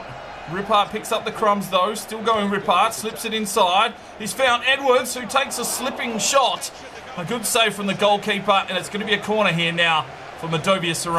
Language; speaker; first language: English; native; English